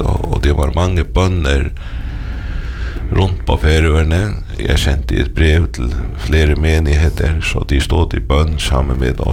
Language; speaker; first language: Danish; non-native, local second language; Faroese